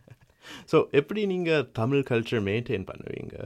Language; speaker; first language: Tamil; early bilingual, heritage; Tamil